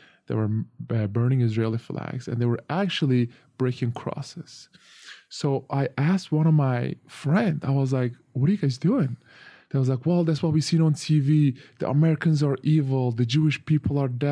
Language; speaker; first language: English; non-native, fluent; Turkish